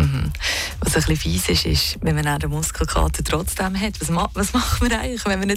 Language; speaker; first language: German; native; German